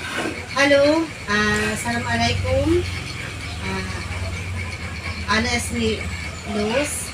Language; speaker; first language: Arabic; non-native, learner; Filipino